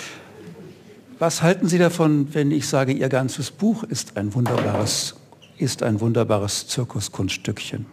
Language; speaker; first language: German; native; German